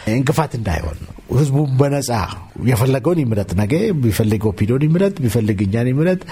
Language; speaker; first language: Amharic; non-native, local second language; Oromo